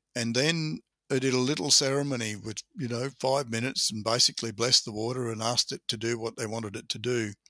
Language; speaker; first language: English; native; English